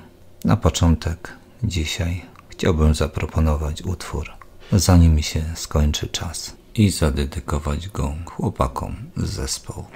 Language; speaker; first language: Polish; native; Polish